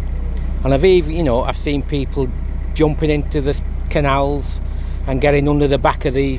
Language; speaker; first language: English; native; English